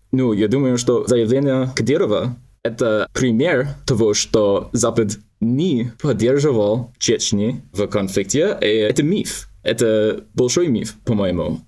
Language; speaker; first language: Russian; non-native, learner; English